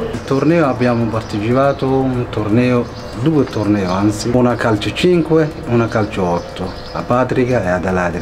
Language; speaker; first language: Italian; non-native, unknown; Somali